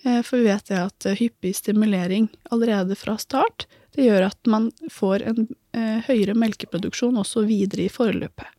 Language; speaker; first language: Norwegian; native; Norwegian